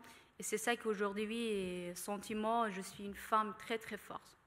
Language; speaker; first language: French; non-native, learner; Persian